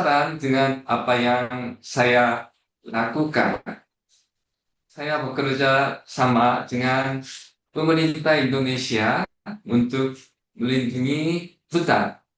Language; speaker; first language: Indonesian; non-native, fluent; Korean